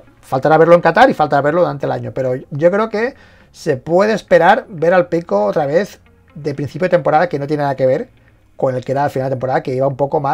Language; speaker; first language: Spanish; native; Spanish